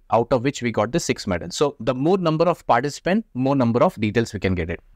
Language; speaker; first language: English; non-native, local second language; Hindi